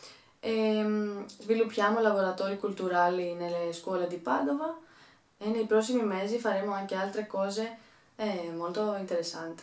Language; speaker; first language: Italian; non-native, learner; Greek